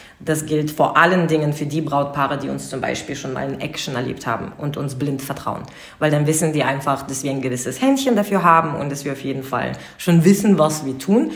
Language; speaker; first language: German; non-native, fluent; Russian